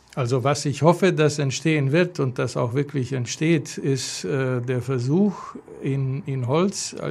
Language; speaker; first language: German; non-native, fluent; Romanian